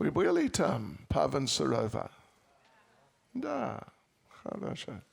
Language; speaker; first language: Russian; non-native, learner; English